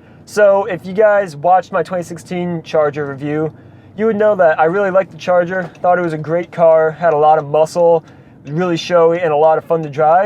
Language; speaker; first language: English; native; English